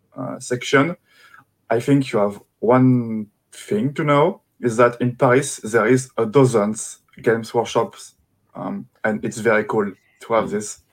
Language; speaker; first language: English; non-native, fluent; French